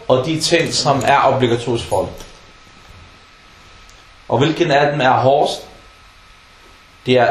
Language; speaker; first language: Danish; non-native, fluent; Arabic